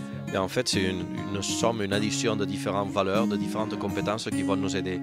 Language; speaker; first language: French; non-native, local second language; Catalan